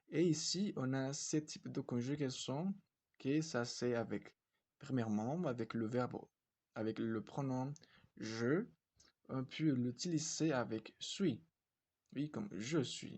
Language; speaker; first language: French; non-native, fluent; Spanish